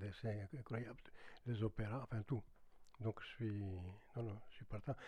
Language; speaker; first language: French; non-native, fluent; Greek